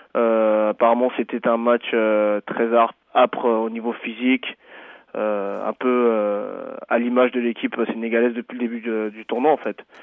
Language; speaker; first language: French; native; French